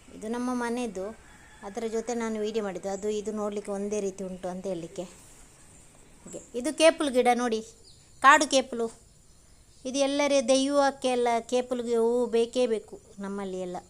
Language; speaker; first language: Kannada; non-native, local second language; Tulu